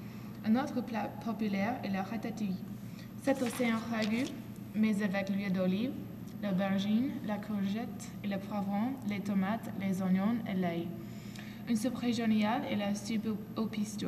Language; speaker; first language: French; non-native, learner; English